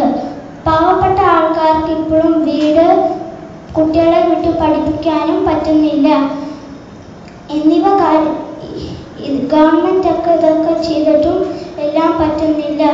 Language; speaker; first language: Malayalam; early bilingual, heritage; Malayalam